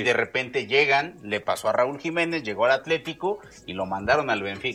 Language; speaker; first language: Spanish; native; Spanish